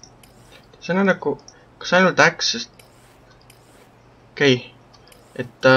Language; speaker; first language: Finnish; non-native, learner; Estonian